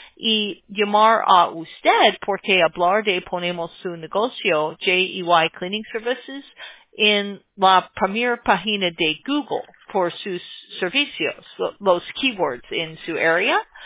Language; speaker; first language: Spanish; non-native, learner; English